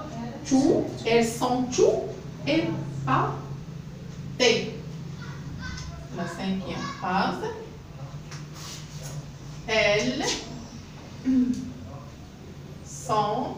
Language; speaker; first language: French; non-native, local second language; Arabic